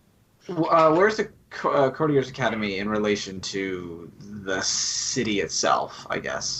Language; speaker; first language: English; native; English